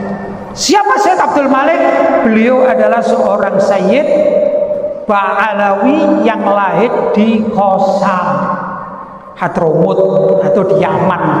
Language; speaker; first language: Indonesian; native; Indonesian